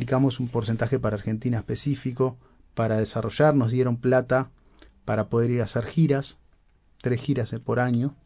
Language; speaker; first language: Spanish; native; Spanish